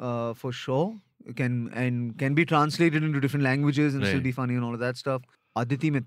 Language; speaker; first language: English; non-native, local second language; Hindi